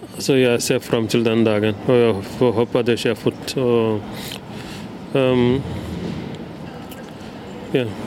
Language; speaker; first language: Norwegian; early bilingual, other home language; Somali